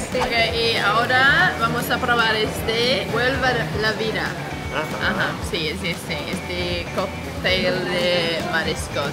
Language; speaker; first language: Spanish; non-native, learner; English